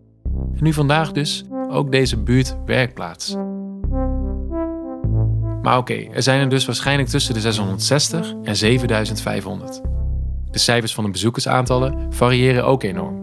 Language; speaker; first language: Dutch; native; Dutch